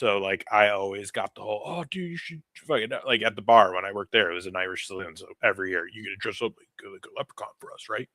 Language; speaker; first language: English; native; English